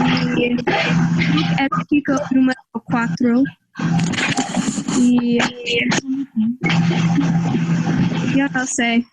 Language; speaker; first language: Spanish; non-native, learner; English